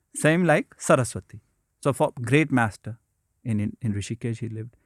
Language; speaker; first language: English; non-native, local second language; Hindi